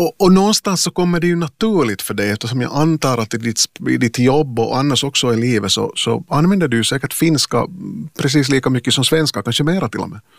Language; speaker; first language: Swedish; native; Swedish